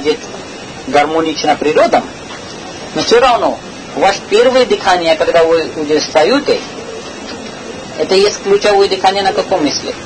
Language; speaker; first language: Russian; non-native, learner; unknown